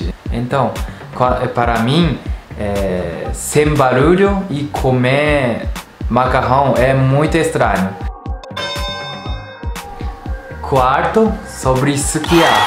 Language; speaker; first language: Portuguese; non-native, learner; Japanese